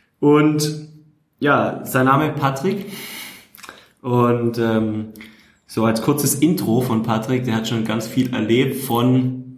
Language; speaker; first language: German; native; German